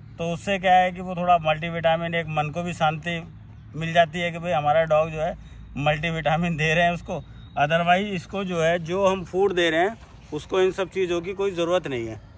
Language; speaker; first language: Hindi; native; Hindi